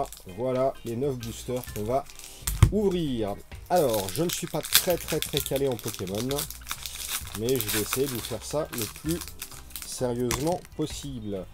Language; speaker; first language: French; native; French